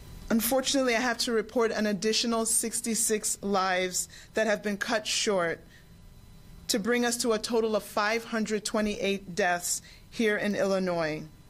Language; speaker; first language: English; native; English